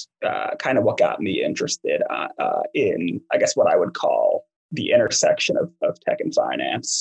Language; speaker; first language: English; native; English